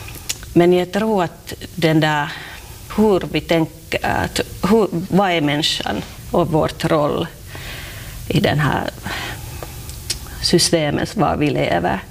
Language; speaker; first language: Swedish; non-native, local second language; Finnish